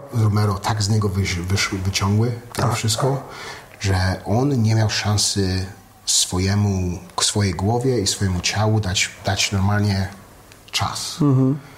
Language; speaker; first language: Polish; early bilingual, heritage; Polish